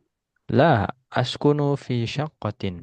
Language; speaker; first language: Arabic; non-native, fluent; Indonesian